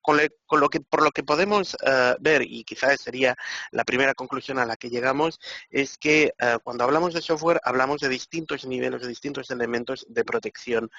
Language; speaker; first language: Spanish; native; Spanish